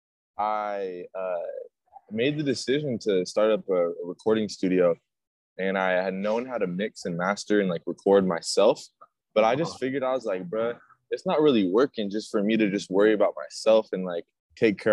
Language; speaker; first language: English; native; English